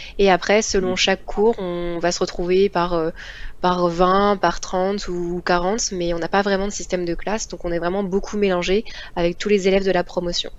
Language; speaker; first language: French; native; French